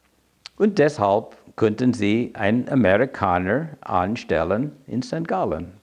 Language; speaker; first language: German; non-native, fluent; English